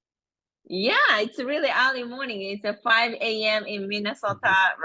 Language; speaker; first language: English; non-native, fluent; Japanese